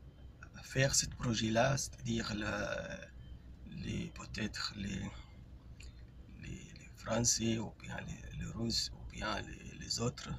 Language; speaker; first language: French; non-native, fluent; Arabic